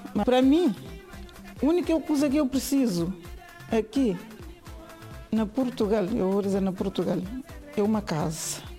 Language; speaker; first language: Portuguese; non-native, local second language; Kabuverdianu